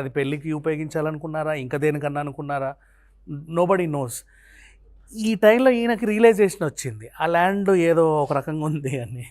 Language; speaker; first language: Telugu; native; Telugu